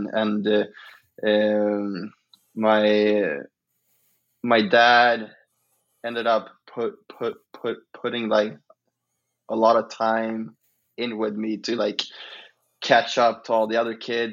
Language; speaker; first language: English; non-native, fluent; Swedish